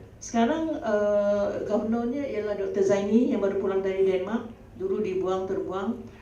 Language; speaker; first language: Malay; native; Malay